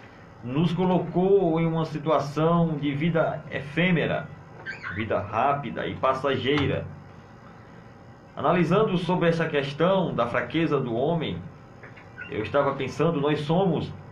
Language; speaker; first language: Portuguese; native; Portuguese